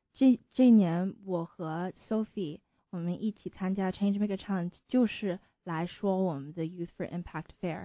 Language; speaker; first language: Chinese; early bilingual, heritage; Chinese